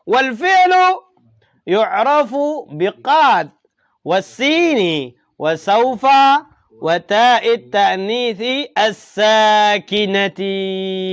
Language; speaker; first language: Arabic; non-native, fluent; Indonesian